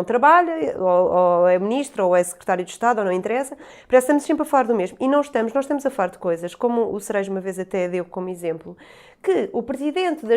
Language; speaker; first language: Portuguese; native; Portuguese